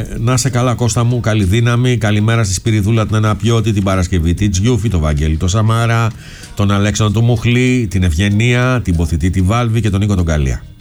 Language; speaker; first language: Greek; native; Greek